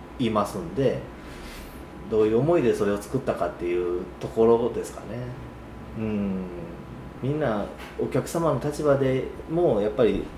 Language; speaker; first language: Japanese; native; Japanese